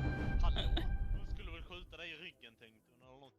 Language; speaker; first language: Swedish; native; Swedish